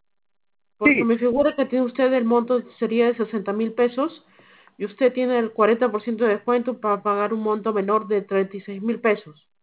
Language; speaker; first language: Spanish; native; Spanish